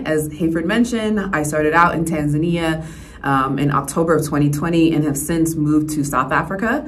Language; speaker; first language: English; native; English